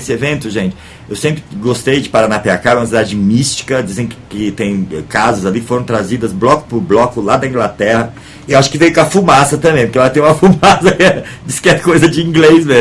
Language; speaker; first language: Portuguese; native; Portuguese